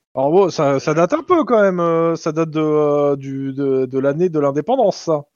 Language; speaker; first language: French; native; French